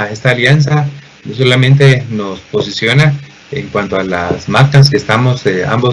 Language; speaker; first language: Spanish; native; Spanish